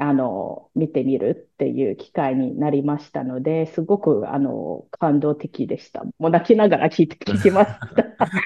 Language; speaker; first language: Japanese; non-native, fluent; Cantonese